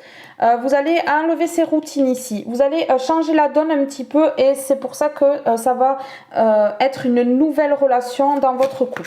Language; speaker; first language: French; native; French